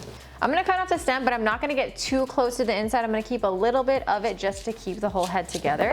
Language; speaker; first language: English; native; English